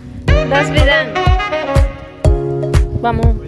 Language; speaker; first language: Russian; non-native, learner; Spanish